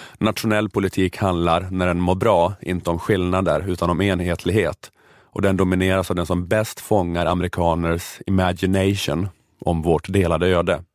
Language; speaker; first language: Swedish; native; Swedish